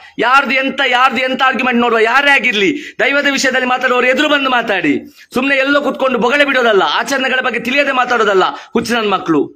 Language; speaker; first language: Kannada; non-native, local second language; Tulu